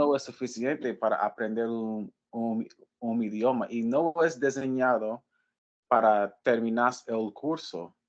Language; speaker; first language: Spanish; non-native, fluent; English